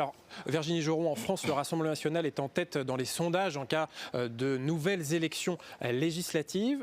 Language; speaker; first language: French; native; French